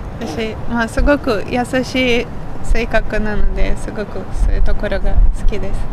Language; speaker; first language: Japanese; non-native, fluent; Russian